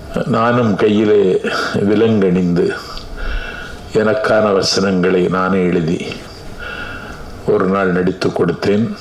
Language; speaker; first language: Tamil; native; Tamil